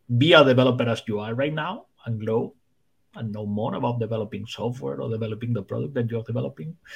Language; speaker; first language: English; non-native, fluent; Spanish